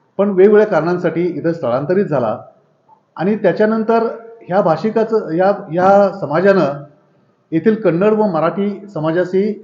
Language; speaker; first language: Marathi; non-native, local second language; Konkani